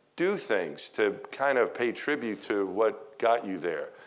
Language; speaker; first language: English; native; English